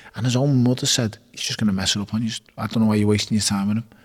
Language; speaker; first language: English; native; English